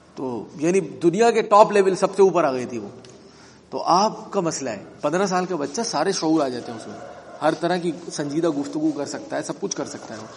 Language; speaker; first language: Urdu; native; Urdu